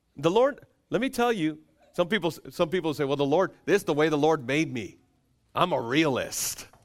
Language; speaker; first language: English; non-native, fluent; Spanish